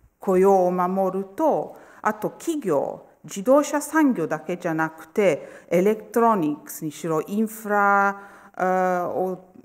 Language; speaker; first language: Japanese; non-native, fluent; Italian